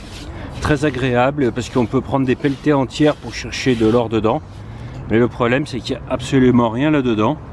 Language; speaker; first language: French; native; French